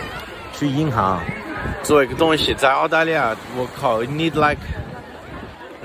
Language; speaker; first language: Chinese; non-native, fluent; English